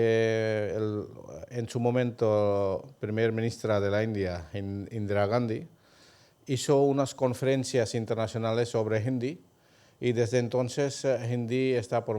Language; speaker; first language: Spanish; non-native, fluent; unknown